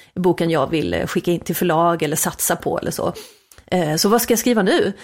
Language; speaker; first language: Swedish; native; Swedish